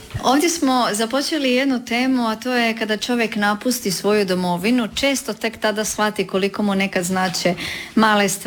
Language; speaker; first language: Serbian; native; Serbian